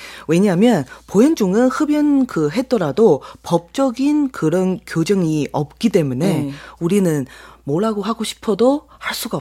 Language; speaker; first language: Korean; non-native, fluent; Chinese